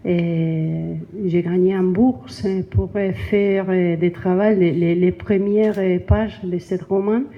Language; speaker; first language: French; non-native, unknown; Spanish